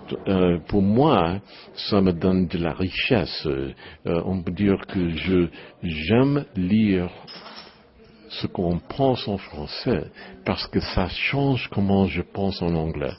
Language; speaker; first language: French; non-native, learner; English